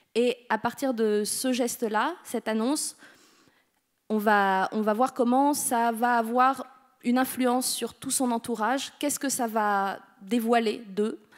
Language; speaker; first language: French; native; French